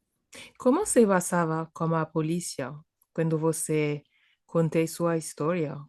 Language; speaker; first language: Portuguese; non-native, fluent; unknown